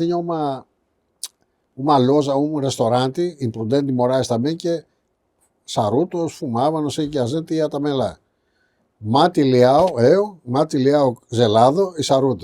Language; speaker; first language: Portuguese; non-native, fluent; Greek